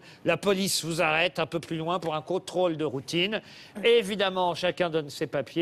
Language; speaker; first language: French; native; French